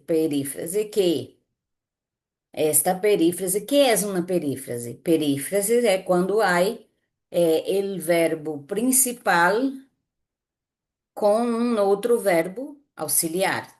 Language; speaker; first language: Spanish; non-native, fluent; Portuguese